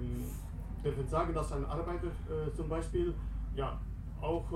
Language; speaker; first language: German; non-native, learner; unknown